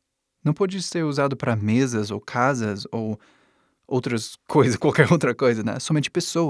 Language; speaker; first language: Portuguese; non-native, fluent; English